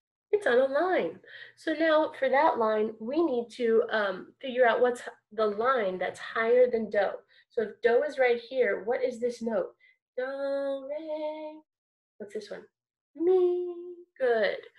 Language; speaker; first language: English; native; English